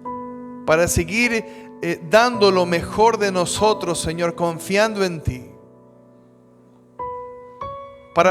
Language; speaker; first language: Spanish; native; Spanish